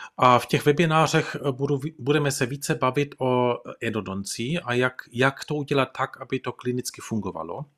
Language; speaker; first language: Czech; early bilingual, heritage; Czech